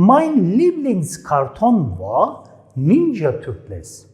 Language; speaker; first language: German; non-native, fluent; Turkish